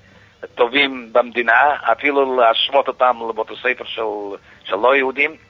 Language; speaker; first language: Hebrew; non-native, fluent; Yiddish